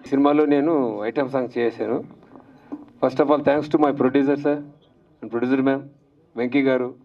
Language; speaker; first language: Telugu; non-native, learner; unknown